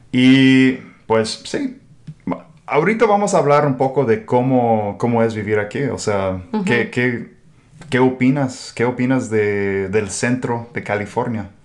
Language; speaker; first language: Spanish; non-native, fluent; English